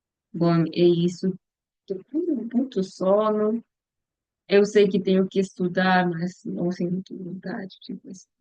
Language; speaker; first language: Portuguese; non-native, learner; Spanish